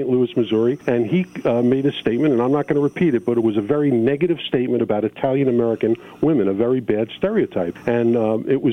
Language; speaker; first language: English; early bilingual, other home language; Sicilian